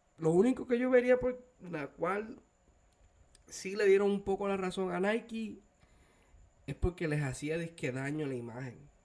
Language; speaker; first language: Spanish; native; Spanish